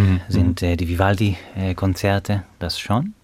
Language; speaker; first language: German; non-native, fluent; Hebrew